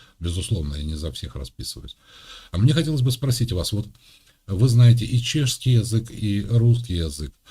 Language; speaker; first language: Russian; native; Russian